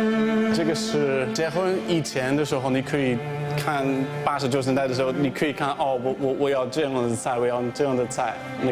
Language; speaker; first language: Chinese; non-native, fluent; Dutch